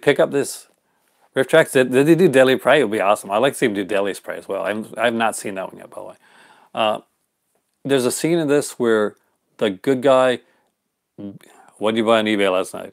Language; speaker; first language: English; native; English